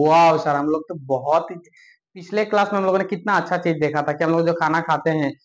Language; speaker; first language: Hindi; non-native, local second language; Bangla